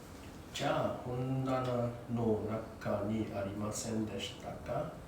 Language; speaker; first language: Japanese; non-native, learner; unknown